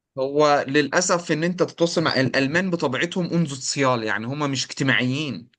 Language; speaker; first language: Egyptian Arabic; native; Egyptian Arabic